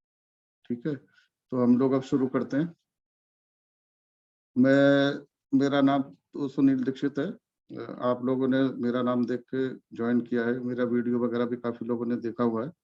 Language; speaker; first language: Hindi; native; Hindi